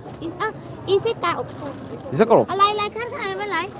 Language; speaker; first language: Korean; non-native, learner; Vietnamese